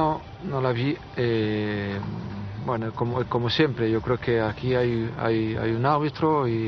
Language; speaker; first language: Spanish; non-native, fluent; French